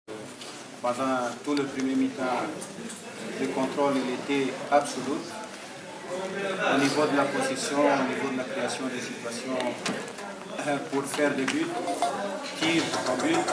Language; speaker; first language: French; non-native, fluent; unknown